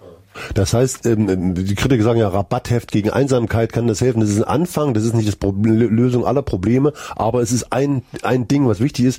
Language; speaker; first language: German; native; German